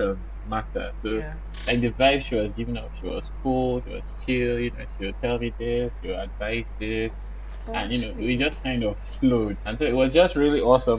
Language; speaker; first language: English; non-native, local second language; Bini